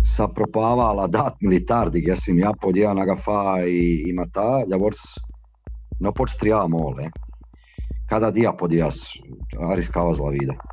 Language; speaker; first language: Catalan; non-native, fluent; Bosnian